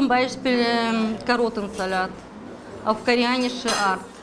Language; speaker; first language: German; non-native, fluent; Russian